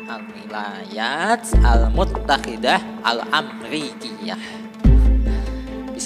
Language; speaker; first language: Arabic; non-native, fluent; Indonesian